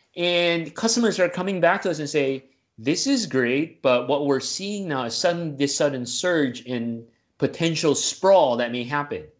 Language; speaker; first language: English; non-native, local second language; Filipino